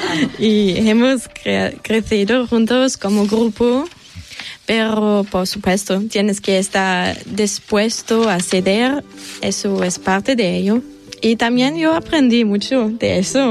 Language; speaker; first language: Spanish; non-native, fluent; German